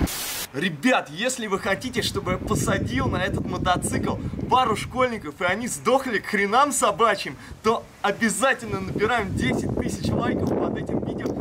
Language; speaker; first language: Russian; native; Russian